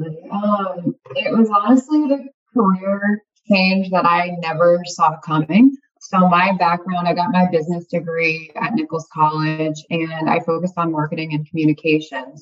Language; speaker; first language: English; native; English